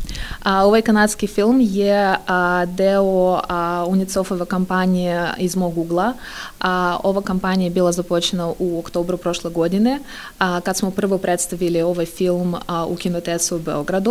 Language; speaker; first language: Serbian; non-native, fluent; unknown